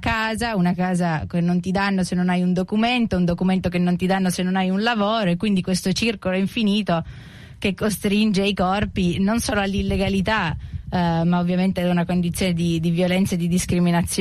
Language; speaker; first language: Italian; native; Italian